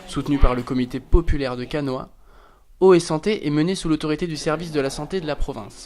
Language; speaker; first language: French; native; French